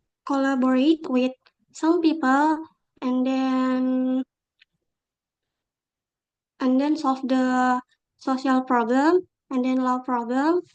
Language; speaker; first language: English; non-native, local second language; Indonesian